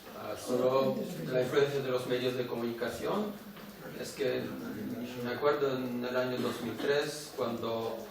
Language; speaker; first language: Spanish; non-native, fluent; Russian